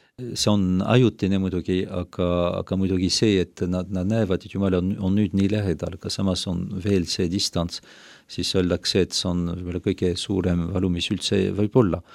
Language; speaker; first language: Estonian; non-native, fluent; French